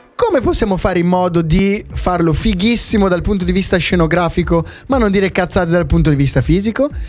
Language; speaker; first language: Italian; native; Italian